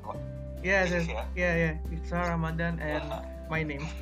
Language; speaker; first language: English; non-native, learner; Indonesian